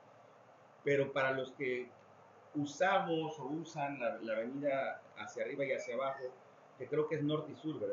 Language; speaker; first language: Spanish; native; Spanish